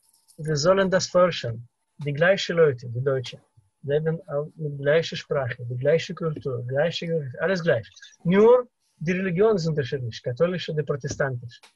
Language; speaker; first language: German; non-native, fluent; Russian